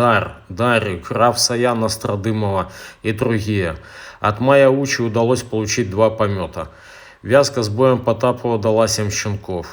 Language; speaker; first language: Russian; native; Russian